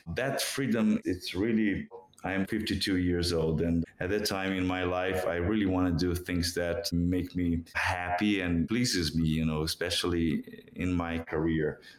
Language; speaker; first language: English; non-native, fluent; Portuguese